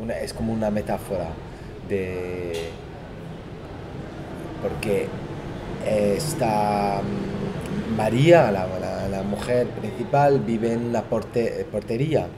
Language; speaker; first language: Spanish; non-native, fluent; Portuguese